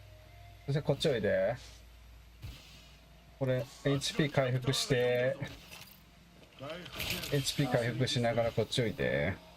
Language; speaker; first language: Japanese; native; Japanese